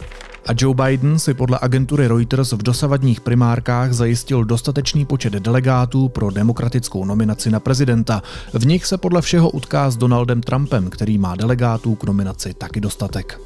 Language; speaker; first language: Czech; native; Czech